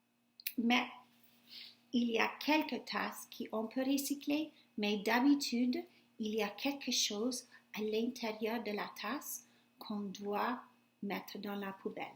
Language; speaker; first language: French; non-native, fluent; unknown